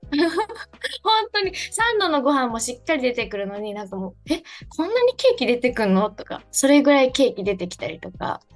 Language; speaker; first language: Japanese; native; Japanese